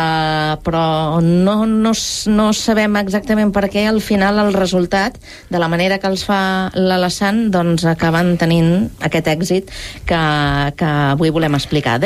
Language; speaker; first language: Catalan; native; Catalan